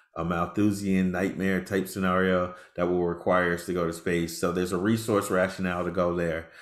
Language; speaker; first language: English; native; English